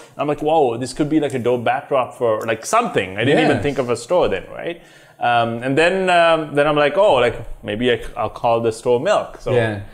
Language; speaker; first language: English; non-native, local second language; Sinhala